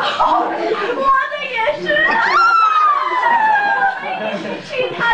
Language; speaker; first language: Chinese; non-native, learner; English